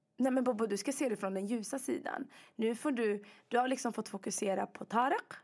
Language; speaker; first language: Swedish; early bilingual, other home language; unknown